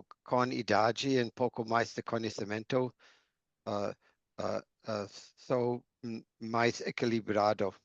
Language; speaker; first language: Portuguese; non-native, learner; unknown